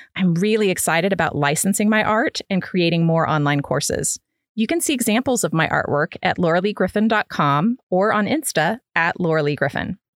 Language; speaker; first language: English; native; English